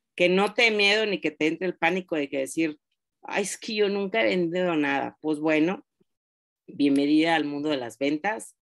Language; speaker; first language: Spanish; native; Spanish